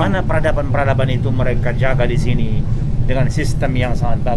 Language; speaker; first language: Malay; non-native, local second language; Javanese